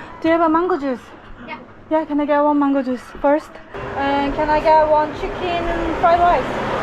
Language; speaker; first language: English; non-native, learner; Korean